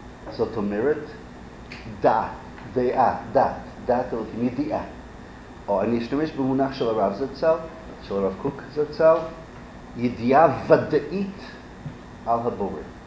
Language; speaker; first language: Hebrew; non-native, fluent; English